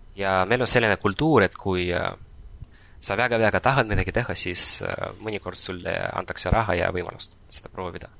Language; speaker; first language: Estonian; non-native, local second language; Russian